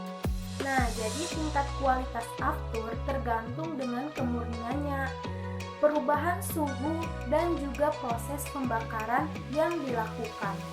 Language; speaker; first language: Indonesian; native; Indonesian